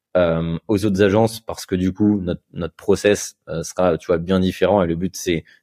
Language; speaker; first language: French; native; French